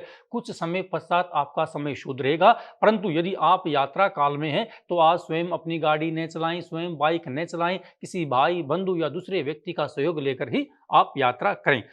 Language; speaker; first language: Hindi; native; Hindi